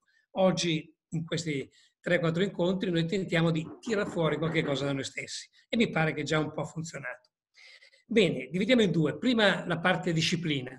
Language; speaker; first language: Italian; native; Italian